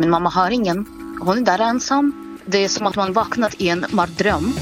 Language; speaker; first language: Swedish; non-native, fluent; Ukrainian